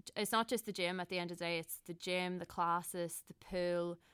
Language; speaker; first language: English; native; English